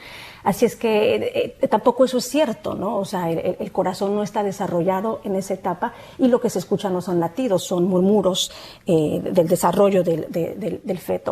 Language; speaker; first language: Spanish; native; Spanish